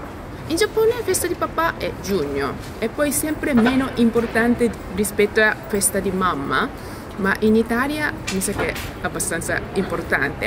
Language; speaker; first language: Italian; non-native, learner; Japanese